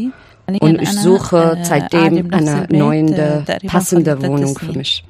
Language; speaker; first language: German; non-native, learner; Arabic